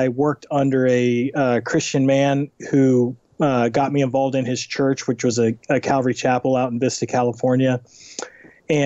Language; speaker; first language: English; native; English